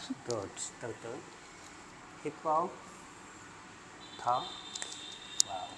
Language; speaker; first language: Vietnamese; non-native, learner; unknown